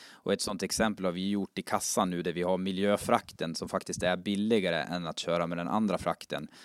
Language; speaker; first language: Swedish; native; Swedish